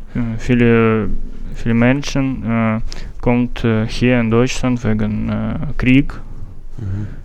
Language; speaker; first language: German; non-native, learner; Russian